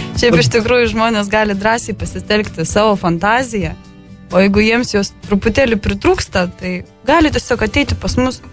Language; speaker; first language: Lithuanian; native; Lithuanian